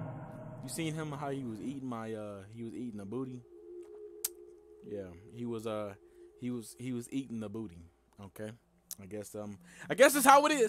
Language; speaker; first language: English; native; English